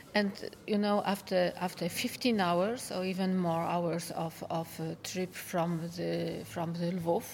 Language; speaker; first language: English; non-native, fluent; Polish